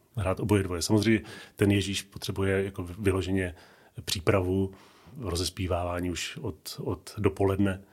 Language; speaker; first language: Czech; native; Czech